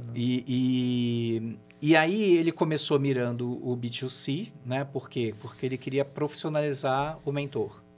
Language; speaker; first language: Portuguese; native; Portuguese